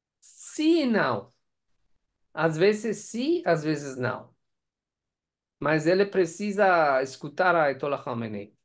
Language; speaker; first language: Portuguese; non-native, learner; Persian